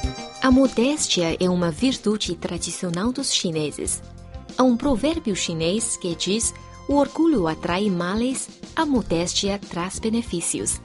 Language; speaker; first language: Portuguese; non-native, fluent; Chinese